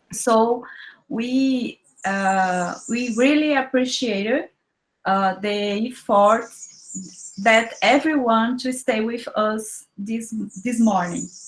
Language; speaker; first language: English; non-native, learner; Portuguese